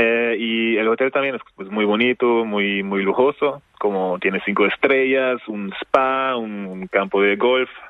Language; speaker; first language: Spanish; non-native, fluent; German